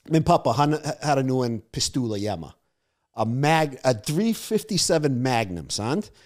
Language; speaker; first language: Norwegian; non-native, fluent; English